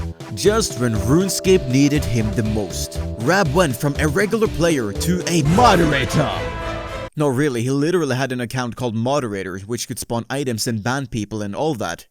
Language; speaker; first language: English; native; English